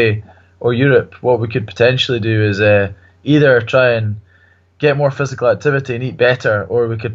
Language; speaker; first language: English; native; English